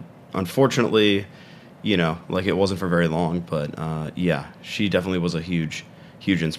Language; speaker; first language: English; native; English